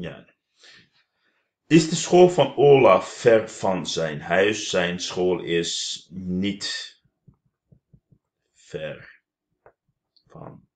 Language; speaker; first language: Dutch; non-native, fluent; Turkish